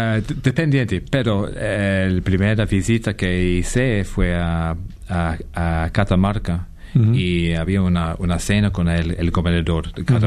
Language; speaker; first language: Spanish; non-native, fluent; English